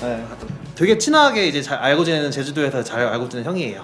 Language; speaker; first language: Korean; native; Korean